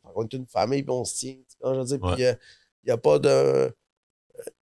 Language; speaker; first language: French; native; French